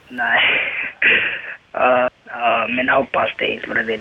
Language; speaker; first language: Swedish; non-native, learner; Somali